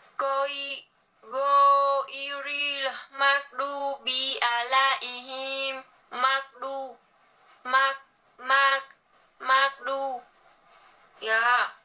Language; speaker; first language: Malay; non-native, learner; Vietnamese